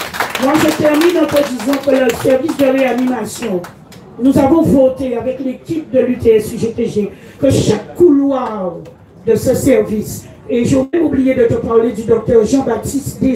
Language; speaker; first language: French; native; French